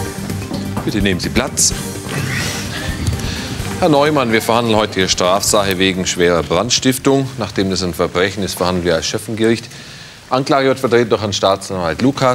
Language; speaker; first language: German; native; German